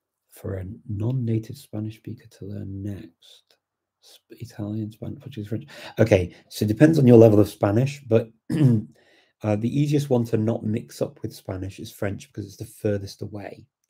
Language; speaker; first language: English; native; English